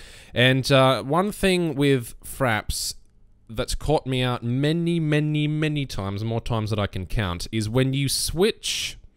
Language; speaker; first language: English; native; English